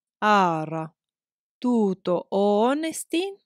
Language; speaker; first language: Greek; non-native, learner; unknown